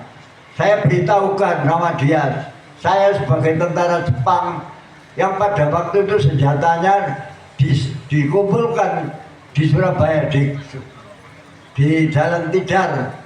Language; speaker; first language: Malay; non-native, local second language; Javanese